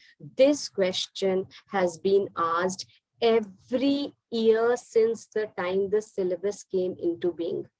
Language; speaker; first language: English; non-native, local second language; Hindi